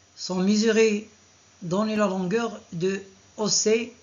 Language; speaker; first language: French; non-native, local second language; Arabic